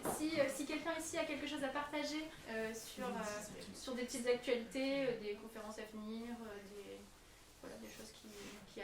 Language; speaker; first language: French; native; French